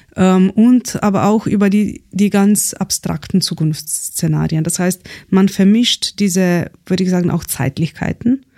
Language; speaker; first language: German; non-native, fluent; Slovenian